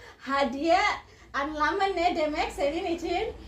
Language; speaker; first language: Turkish; non-native, learner; Indonesian